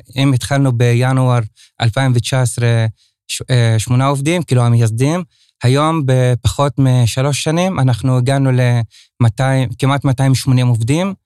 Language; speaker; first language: Hebrew; non-native, local second language; Arabic